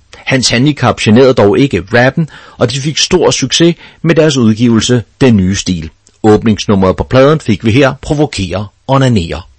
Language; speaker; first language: Danish; native; Danish